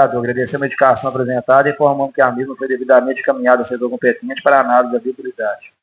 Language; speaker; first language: Portuguese; native; Portuguese